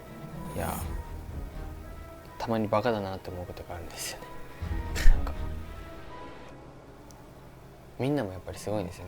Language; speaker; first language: Japanese; native; Japanese